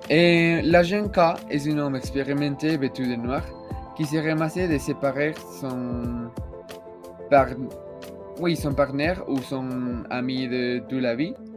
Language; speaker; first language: French; non-native, learner; Spanish